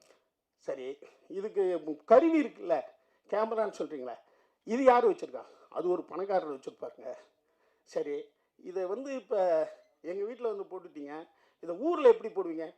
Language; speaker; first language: Tamil; native; Tamil